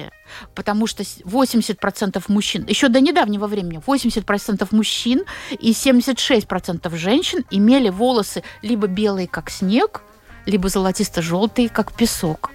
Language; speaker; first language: Russian; native; Russian